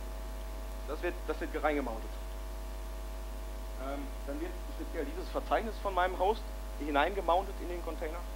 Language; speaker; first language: German; native; German